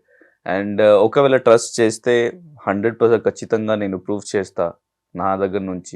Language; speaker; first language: Telugu; non-native, learner; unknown